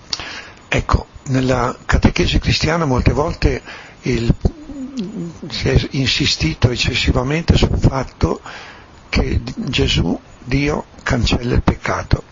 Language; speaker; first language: Italian; native; Italian